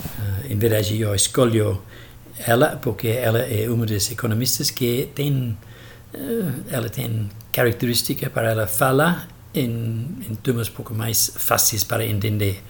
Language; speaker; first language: Portuguese; non-native, fluent; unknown